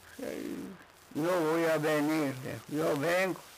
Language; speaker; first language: Spanish; non-native, local second language; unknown